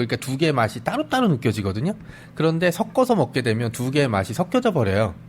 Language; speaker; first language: Korean; native; Korean